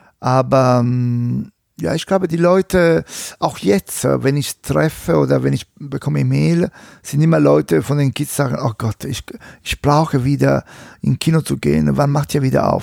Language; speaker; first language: German; non-native, fluent; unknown